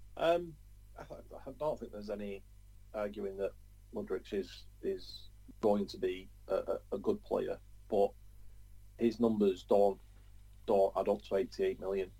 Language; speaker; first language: English; native; English